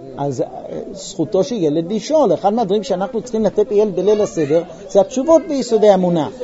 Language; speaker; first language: Hebrew; non-native, fluent; English